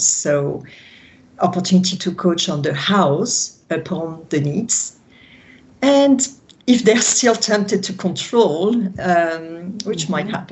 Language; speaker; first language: English; non-native, fluent; French